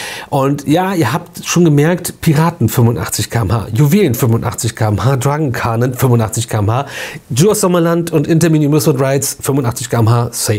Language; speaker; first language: German; native; German